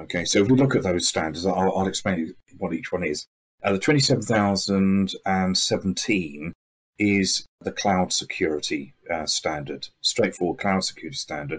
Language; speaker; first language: English; native; English